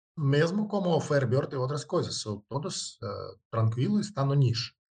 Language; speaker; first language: Portuguese; non-native, learner; Russian